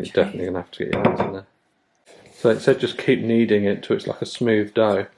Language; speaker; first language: English; native; English